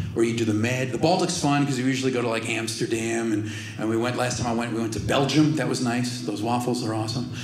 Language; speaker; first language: English; native; English